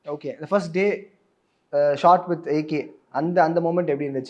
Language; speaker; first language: Tamil; native; Tamil